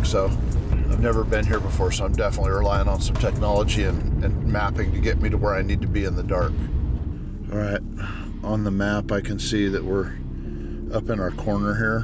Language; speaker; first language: English; native; English